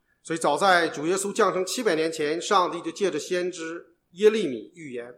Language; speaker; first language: Chinese; native; Chinese